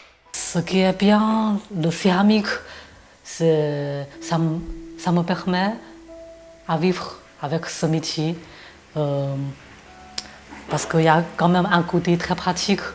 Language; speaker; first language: French; non-native, fluent; Chinese